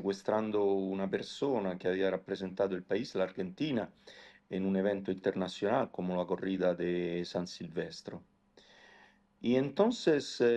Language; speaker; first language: Spanish; non-native, fluent; Italian